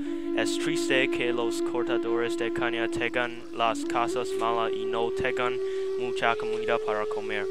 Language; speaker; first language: Spanish; non-native, learner; English